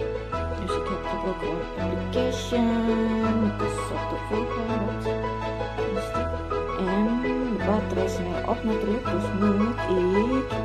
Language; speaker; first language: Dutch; non-native, learner; Indonesian